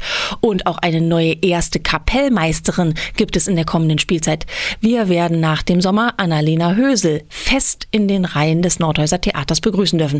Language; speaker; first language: German; native; German